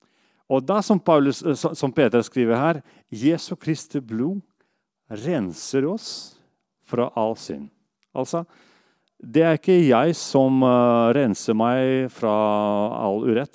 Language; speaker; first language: Norwegian; non-native, fluent; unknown